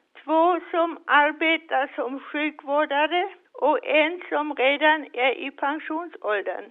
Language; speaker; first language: Swedish; non-native, fluent; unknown